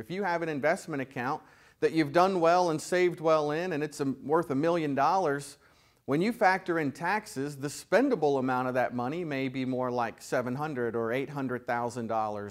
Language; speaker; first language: English; native; English